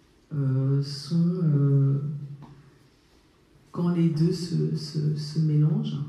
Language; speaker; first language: French; native; French